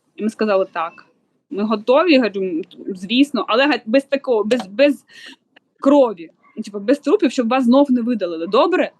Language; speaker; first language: Ukrainian; non-native, local second language; Russian